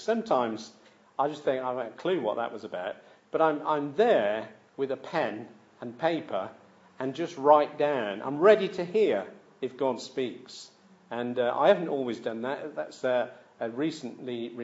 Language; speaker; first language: English; native; English